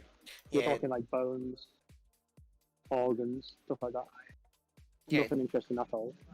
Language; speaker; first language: English; native; English